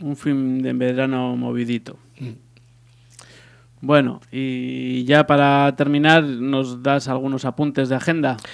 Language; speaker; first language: Spanish; native; Spanish